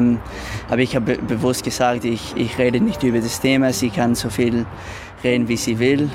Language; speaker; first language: German; non-native, learner; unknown